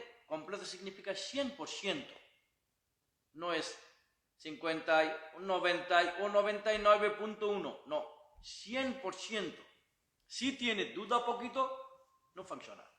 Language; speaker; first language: Spanish; non-native, learner; Bangla